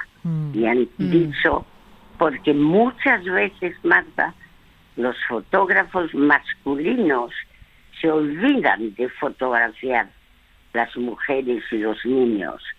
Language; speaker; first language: Spanish; early bilingual, other home language; French